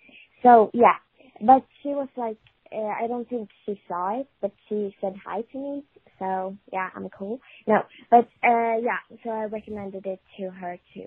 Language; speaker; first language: English; non-native, fluent; Swedish